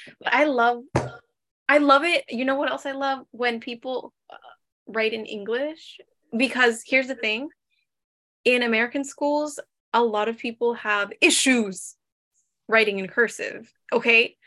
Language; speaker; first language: English; native; English